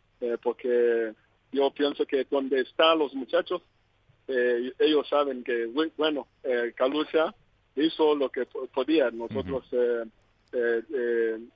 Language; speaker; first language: Spanish; non-native, learner; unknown